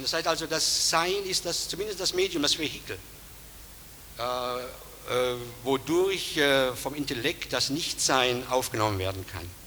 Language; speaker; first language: German; native; German